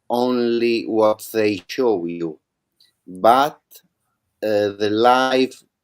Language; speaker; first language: English; non-native, learner; Italian